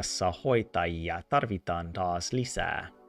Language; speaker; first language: Finnish; non-native, learner; English